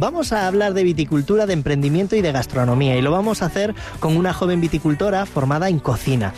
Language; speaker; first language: Spanish; native; Spanish